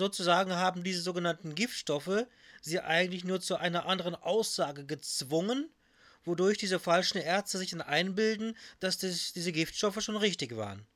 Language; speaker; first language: German; native; German